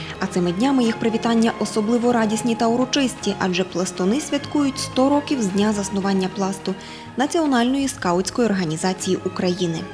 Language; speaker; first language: Ukrainian; native; Ukrainian